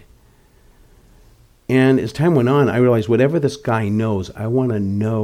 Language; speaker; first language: English; native; English